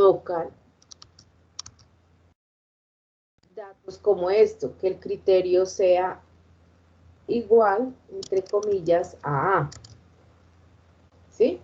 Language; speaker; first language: Spanish; native; Spanish